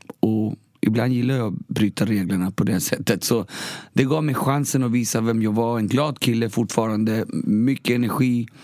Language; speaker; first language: Swedish; early bilingual, other home language; Spanish